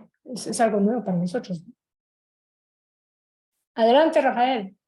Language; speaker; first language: Spanish; native; Spanish